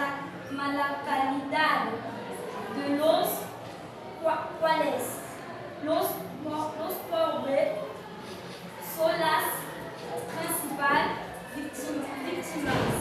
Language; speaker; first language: Spanish; non-native, learner; French